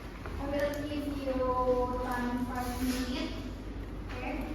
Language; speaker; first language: English; non-native, learner; Indonesian